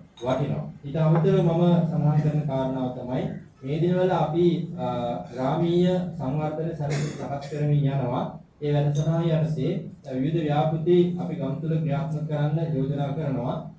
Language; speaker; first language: Sinhala; native; Sinhala